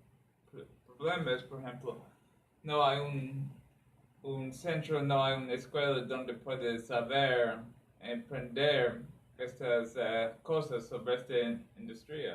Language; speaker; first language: Spanish; non-native, learner; English